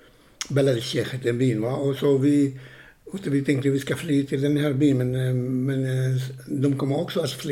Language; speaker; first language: Swedish; non-native, fluent; Arabic